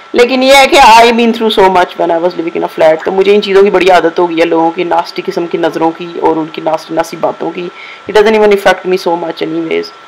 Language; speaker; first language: Urdu; native; Urdu